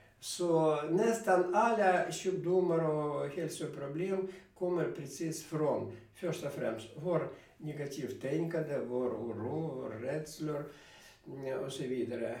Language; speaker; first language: Swedish; non-native, fluent; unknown